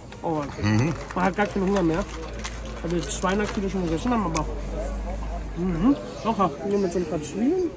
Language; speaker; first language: German; native; German